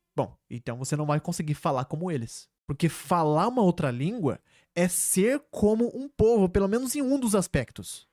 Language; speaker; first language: Portuguese; native; Portuguese